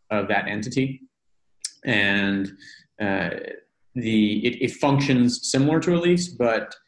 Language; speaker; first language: English; native; English